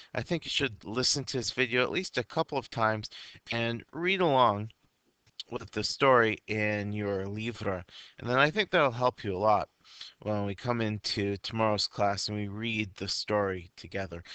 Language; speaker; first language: English; native; English